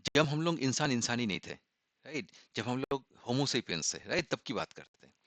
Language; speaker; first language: Hindi; non-native, local second language; Assamese